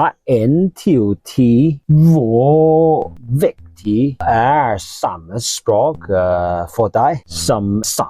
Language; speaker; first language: Norwegian; non-native, learner; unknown